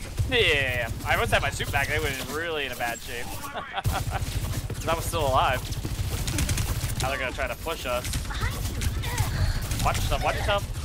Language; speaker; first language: English; native; English